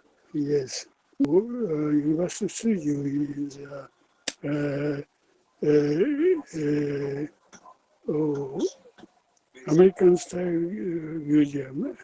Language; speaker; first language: English; non-native, learner; Japanese